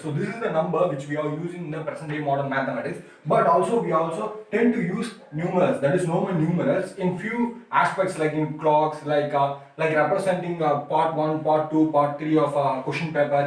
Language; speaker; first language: English; non-native, local second language; Tamil